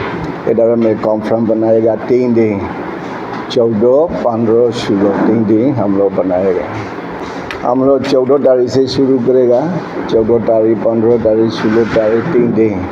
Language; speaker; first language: Hindi; non-native, learner; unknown